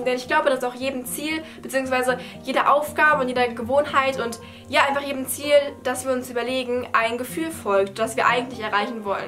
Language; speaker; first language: German; native; German